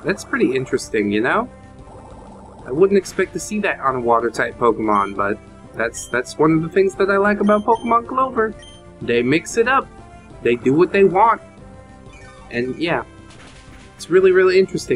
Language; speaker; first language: English; native; English